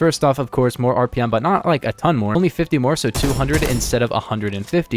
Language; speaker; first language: English; native; English